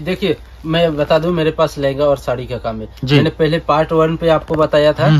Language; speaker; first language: Hindi; native; Hindi